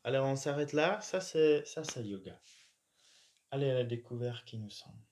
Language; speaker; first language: French; non-native, fluent; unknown